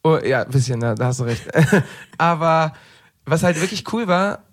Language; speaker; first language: German; early bilingual, heritage; German